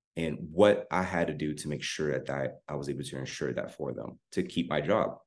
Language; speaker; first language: English; native; English